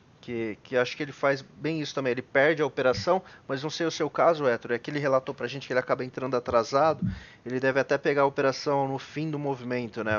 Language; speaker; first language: Portuguese; native; Portuguese